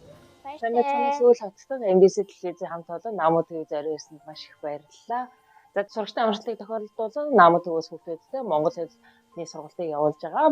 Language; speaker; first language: Mongolian; native; Mongolian